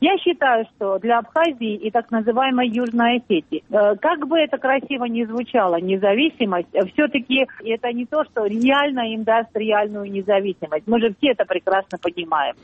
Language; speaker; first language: Russian; non-native, local second language; Georgian